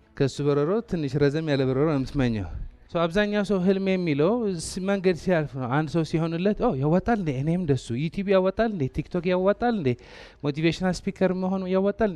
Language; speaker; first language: Amharic; non-native, local second language; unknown